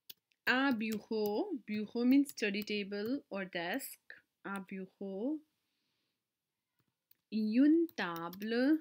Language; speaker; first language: French; non-native, fluent; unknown